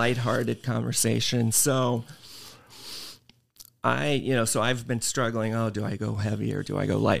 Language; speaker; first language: English; native; English